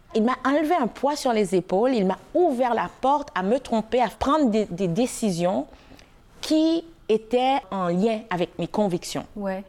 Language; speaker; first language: French; non-native, local second language; Haitian Creole